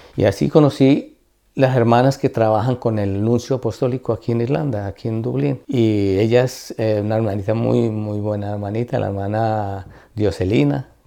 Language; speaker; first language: Spanish; native; Spanish